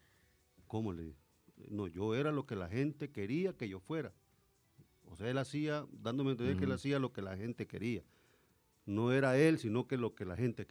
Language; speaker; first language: Spanish; native; Spanish